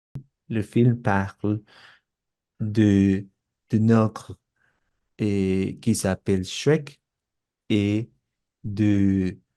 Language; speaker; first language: French; non-native, learner; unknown